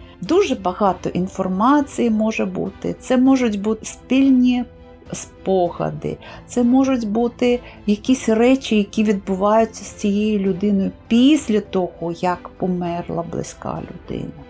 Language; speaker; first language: Ukrainian; native; Ukrainian